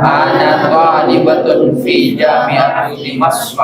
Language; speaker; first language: Arabic; non-native, learner; Filipino